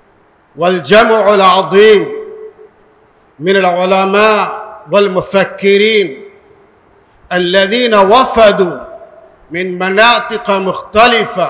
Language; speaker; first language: Arabic; non-native, fluent; Urdu